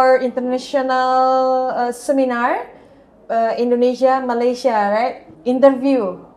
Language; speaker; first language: English; non-native, learner; Indonesian